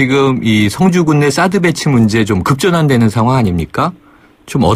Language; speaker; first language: Korean; native; Korean